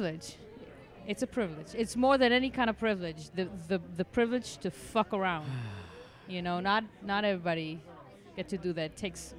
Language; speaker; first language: English; non-native, fluent; Hebrew